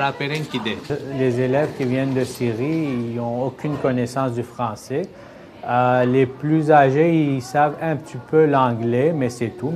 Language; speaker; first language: French; native; French